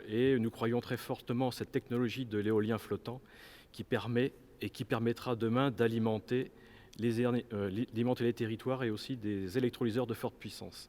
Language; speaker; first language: French; native; French